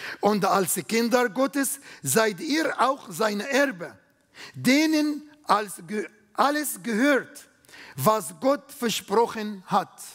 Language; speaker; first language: German; non-native, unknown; Arabic